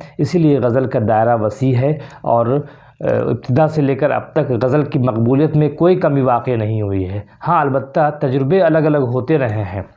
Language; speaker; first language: Urdu; native; Urdu